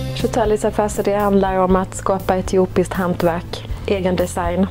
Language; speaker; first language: Swedish; native; Swedish